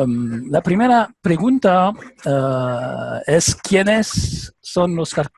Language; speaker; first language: Spanish; non-native, learner; French